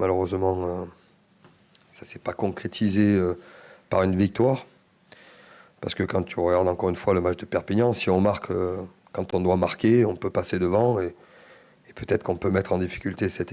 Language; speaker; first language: French; native; French